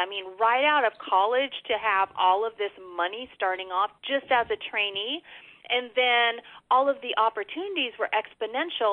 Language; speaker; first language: English; native; English